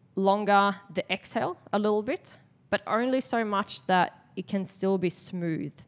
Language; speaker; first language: English; non-native, fluent; Swedish